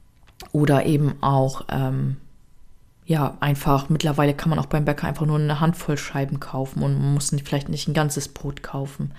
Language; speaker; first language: German; native; German